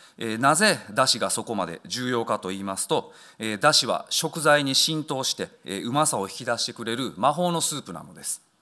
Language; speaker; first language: Japanese; native; Japanese